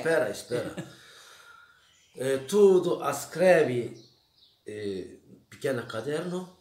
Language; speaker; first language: Portuguese; non-native, learner; Turkish